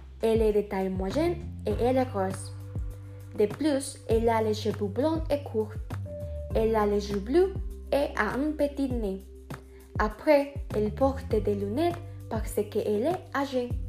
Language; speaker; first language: French; non-native, learner; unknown